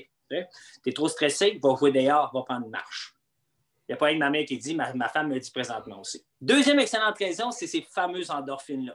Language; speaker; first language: French; native; French